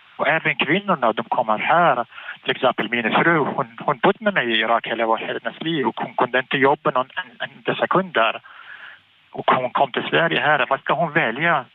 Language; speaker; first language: Swedish; non-native, fluent; Arabic